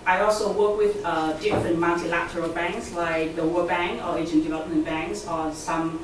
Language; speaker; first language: English; non-native, fluent; Vietnamese